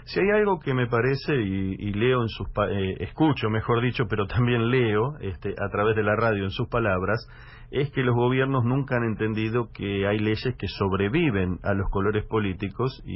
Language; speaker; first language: Spanish; native; Spanish